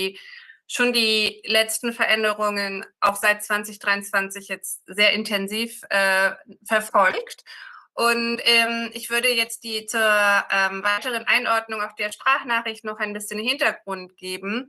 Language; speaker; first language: German; native; German